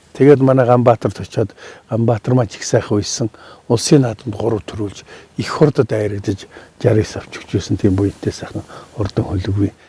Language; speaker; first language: Mongolian; native; Mongolian